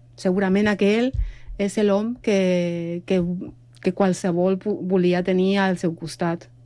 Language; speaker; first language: Catalan; non-native, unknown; Spanish